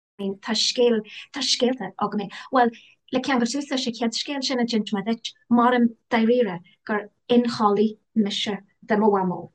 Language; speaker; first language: Irish; non-native, local second language; English